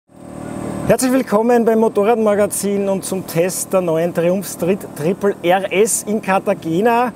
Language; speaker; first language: German; native; German